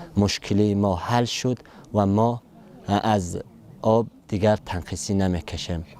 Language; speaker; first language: Tajik; non-native, local second language; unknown